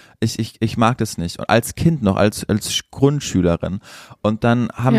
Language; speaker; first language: German; native; German